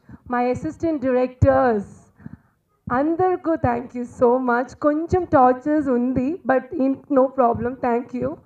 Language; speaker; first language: Telugu; non-native, learner; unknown